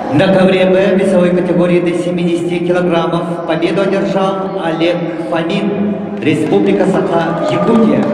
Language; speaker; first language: Russian; native; Russian